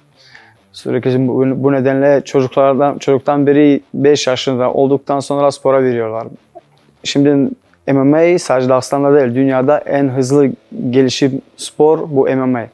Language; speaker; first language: Turkish; non-native, learner; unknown